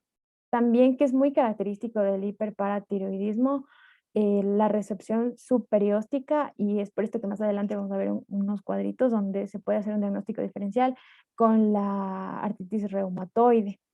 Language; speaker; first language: Spanish; native; Spanish